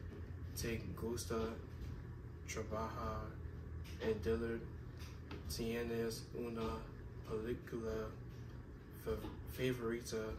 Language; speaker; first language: Spanish; non-native, learner; English